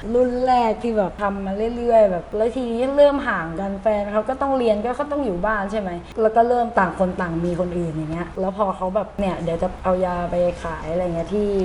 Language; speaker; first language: Thai; native; Thai